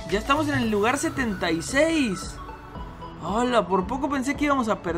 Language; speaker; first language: Spanish; native; Spanish